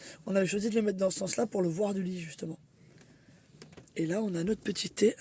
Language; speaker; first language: French; native; French